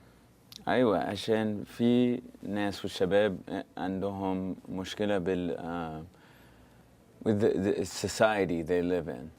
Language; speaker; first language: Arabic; early bilingual, heritage; English